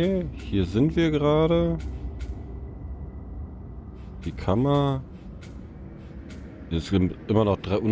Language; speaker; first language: German; native; German